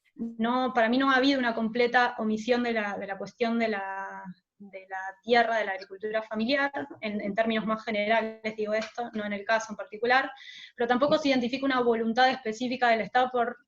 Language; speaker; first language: Spanish; native; Spanish